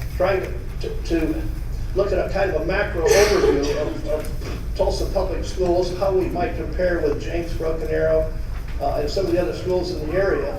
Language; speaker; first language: English; native; English